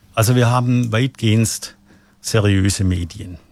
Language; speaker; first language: German; native; German